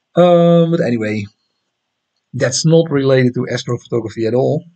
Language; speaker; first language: English; non-native, fluent; Dutch